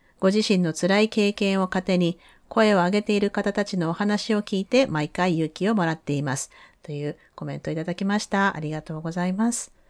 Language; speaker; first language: Japanese; native; Japanese